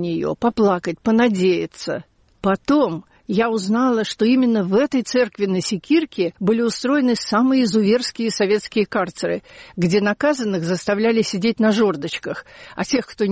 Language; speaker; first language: Russian; native; Russian